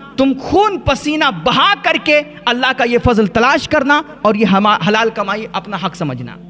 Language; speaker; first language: Urdu; native; Urdu